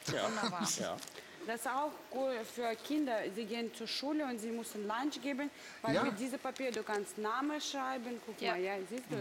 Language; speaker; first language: German; non-native, learner; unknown